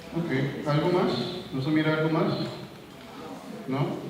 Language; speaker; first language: Spanish; non-native, learner; Papiamento